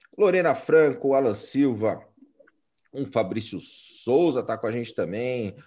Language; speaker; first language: Portuguese; native; Portuguese